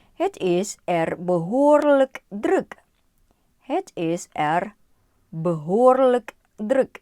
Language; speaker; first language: Dutch; non-native, learner; Thai